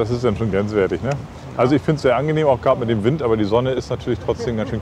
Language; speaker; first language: German; native; German